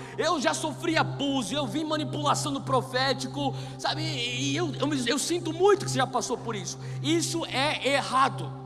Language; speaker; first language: Portuguese; native; Portuguese